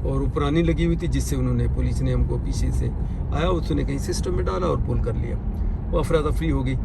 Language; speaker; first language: Urdu; non-native, local second language; Punjabi